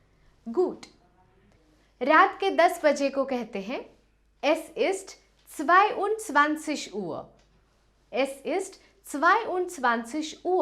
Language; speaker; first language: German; non-native, fluent; Hindi